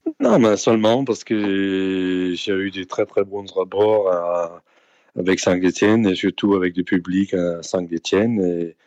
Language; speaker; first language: French; non-native, fluent; Danish